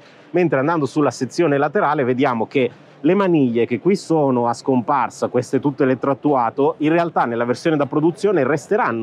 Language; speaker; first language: Italian; native; Italian